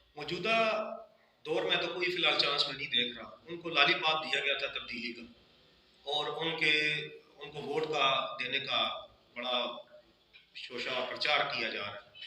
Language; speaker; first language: Urdu; non-native, local second language; Punjabi